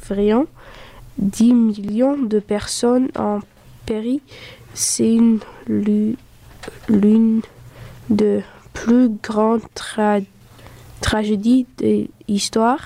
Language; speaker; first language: French; non-native, local second language; Dutch